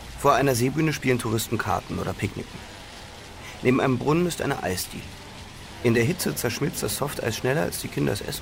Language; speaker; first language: German; native; German